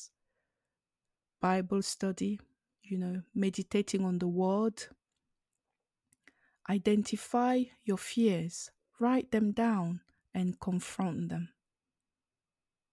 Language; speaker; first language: English; non-native, local second language; French